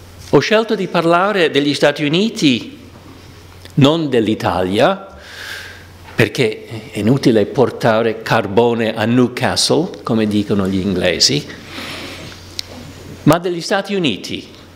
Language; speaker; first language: Italian; non-native, fluent; English